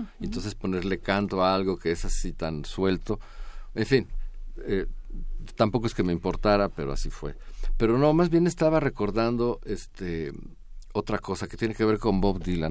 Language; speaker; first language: Spanish; native; Spanish